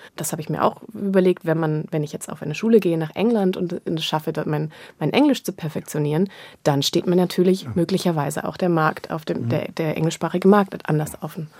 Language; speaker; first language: German; native; German